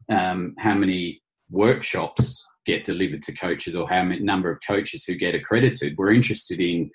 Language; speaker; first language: English; native; English